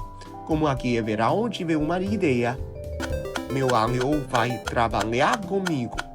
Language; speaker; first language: Portuguese; non-native, learner; Chinese